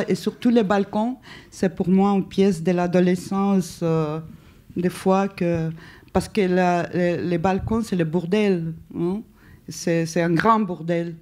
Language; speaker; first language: French; non-native, fluent; Spanish